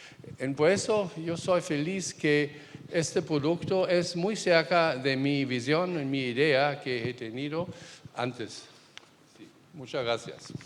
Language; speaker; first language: Spanish; non-native, fluent; German